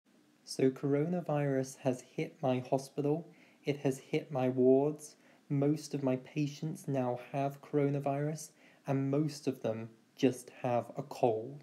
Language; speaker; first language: English; native; English